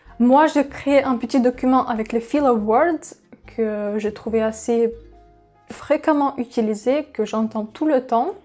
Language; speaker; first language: French; non-native, fluent; Russian